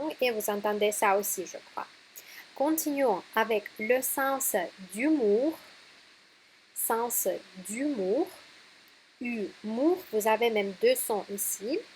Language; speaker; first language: French; non-native, fluent; Russian